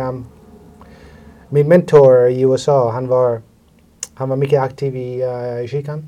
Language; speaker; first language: Swedish; non-native, fluent; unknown